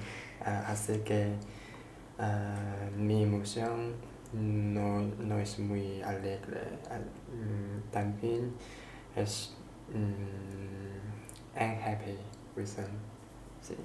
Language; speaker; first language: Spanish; non-native, learner; Chinese